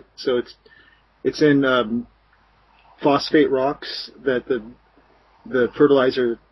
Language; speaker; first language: English; native; English